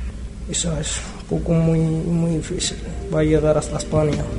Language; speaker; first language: Spanish; non-native, learner; Arabic